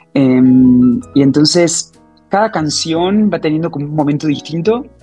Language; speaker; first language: Spanish; native; Spanish